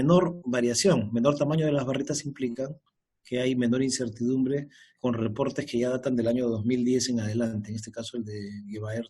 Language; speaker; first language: Spanish; native; Spanish